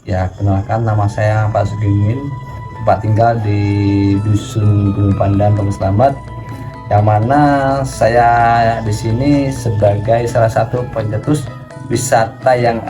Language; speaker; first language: Indonesian; non-native, local second language; Javanese